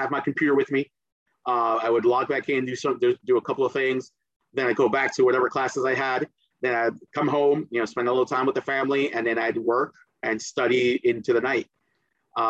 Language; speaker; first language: English; early bilingual, other home language; Spanish